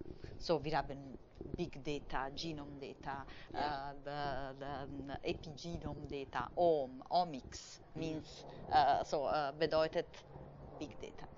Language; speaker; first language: German; non-native, fluent; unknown